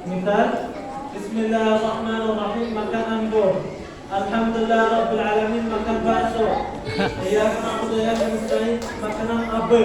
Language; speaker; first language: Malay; non-native, learner; Arabic